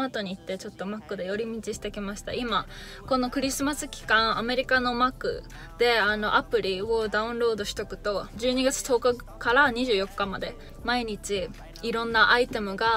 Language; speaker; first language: Japanese; native; Japanese